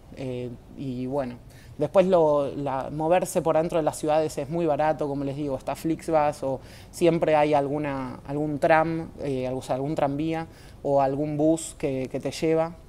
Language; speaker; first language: Spanish; native; Spanish